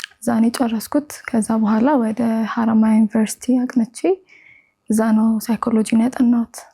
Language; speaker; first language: Amharic; native; Amharic